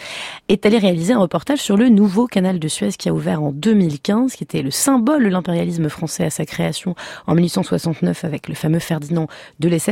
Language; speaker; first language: French; native; French